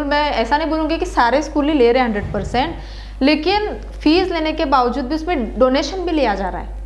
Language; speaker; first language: Hindi; non-native, local second language; Marathi